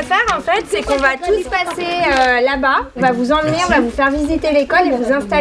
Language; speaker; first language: French; native; French